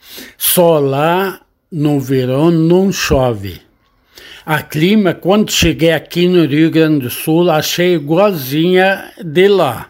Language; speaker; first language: Portuguese; non-native, learner; Arabic